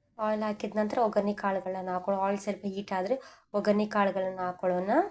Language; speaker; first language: Kannada; non-native, local second language; Telugu